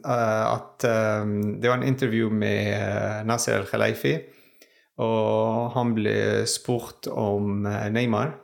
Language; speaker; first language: Norwegian; non-native, fluent; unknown